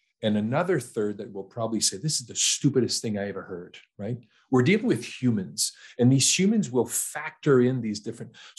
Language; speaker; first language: English; native; English